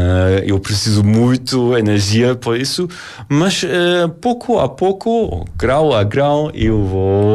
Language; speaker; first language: Portuguese; non-native, learner; German